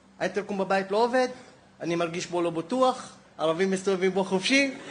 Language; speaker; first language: Hebrew; non-native, local second language; Arabic